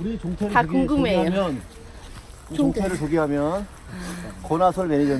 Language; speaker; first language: Korean; native; Korean